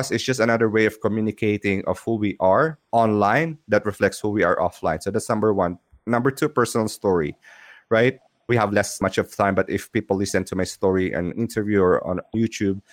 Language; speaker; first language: English; non-native, local second language; Filipino